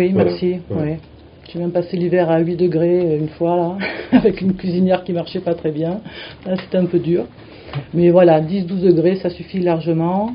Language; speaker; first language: French; native; French